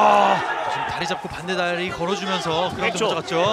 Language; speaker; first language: Korean; native; Korean